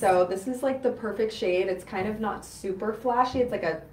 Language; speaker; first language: English; native; English